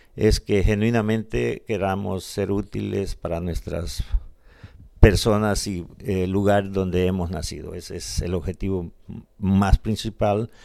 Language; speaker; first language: Spanish; native; Spanish